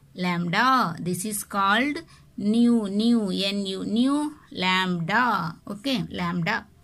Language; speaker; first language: English; non-native, local second language; Tamil